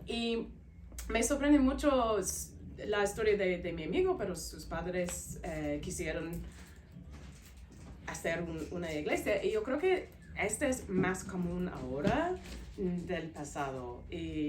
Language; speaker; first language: Spanish; non-native, fluent; English